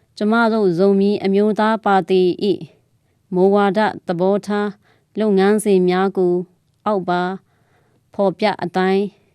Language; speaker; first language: Burmese; non-native, local second language; Tedim Chin